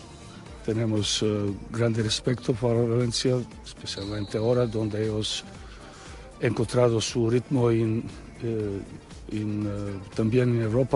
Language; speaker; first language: Spanish; non-native, learner; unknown